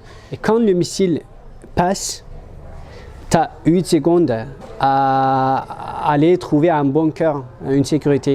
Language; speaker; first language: French; non-native, fluent; Turkish